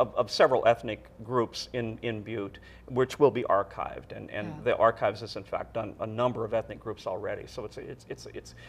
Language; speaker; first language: English; native; English